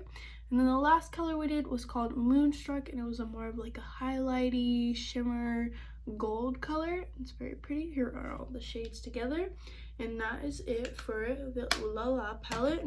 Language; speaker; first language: English; native; English